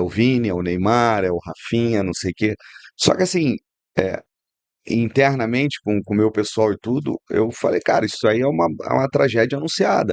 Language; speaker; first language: Portuguese; native; Portuguese